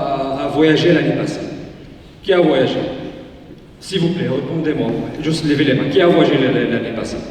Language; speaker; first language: French; non-native, fluent; Arabic